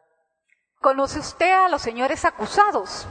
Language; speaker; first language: Spanish; native; Spanish